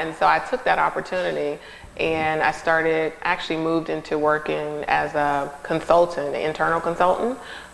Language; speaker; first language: English; native; English